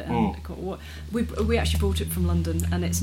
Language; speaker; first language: English; native; English